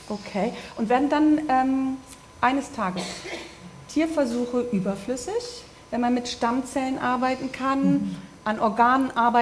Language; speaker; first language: German; native; German